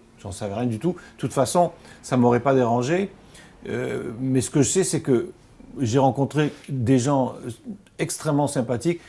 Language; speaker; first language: French; non-native, local second language; Arabic